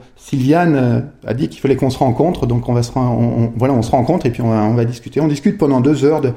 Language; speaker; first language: French; native; French